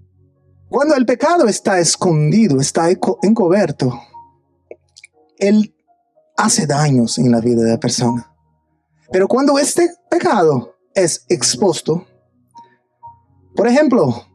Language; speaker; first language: Spanish; non-native, fluent; Portuguese